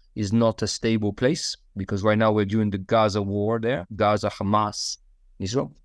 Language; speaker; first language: English; non-native, fluent; Russian